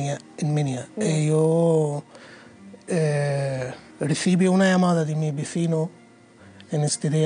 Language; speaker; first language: Spanish; non-native, learner; Arabic